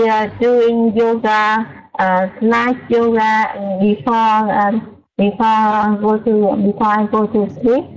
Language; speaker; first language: English; non-native, learner; Vietnamese